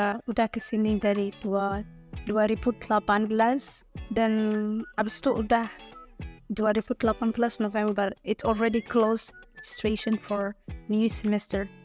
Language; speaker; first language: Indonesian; non-native, learner; Somali